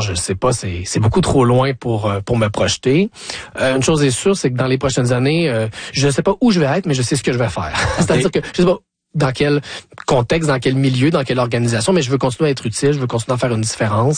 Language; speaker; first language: French; native; French